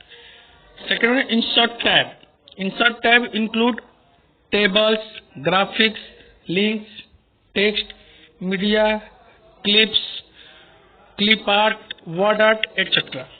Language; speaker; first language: English; non-native, local second language; Hindi